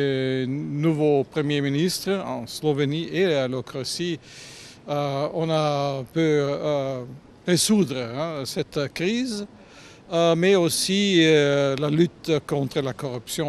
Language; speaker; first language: French; non-native, fluent; German